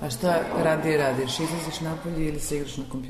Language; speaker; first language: Serbian; native; Serbian